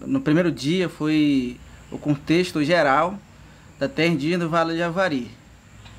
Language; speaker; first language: Portuguese; non-native, local second language; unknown